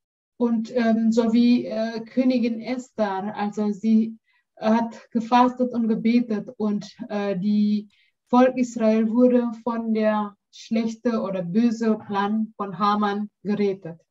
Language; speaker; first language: German; non-native, learner; Indonesian